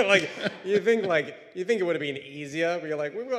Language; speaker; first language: English; native; English